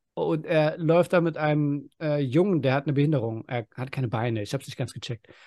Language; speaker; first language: German; early bilingual, other home language; Persian